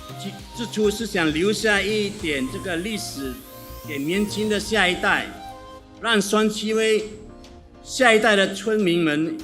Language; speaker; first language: Chinese; native; Chinese